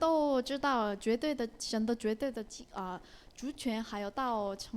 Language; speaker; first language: Chinese; non-native, learner; Korean